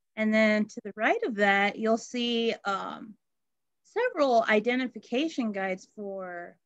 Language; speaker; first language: English; native; English